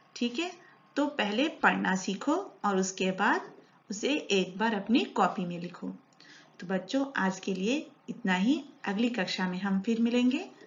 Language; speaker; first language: Hindi; non-native, local second language; Telugu